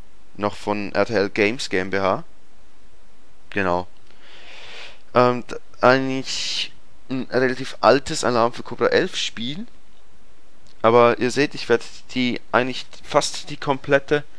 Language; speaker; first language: German; native; German